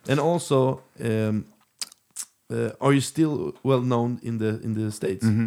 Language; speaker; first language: English; non-native, fluent; Swedish